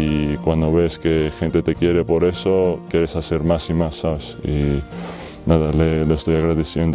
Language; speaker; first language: Spanish; non-native, fluent; Georgian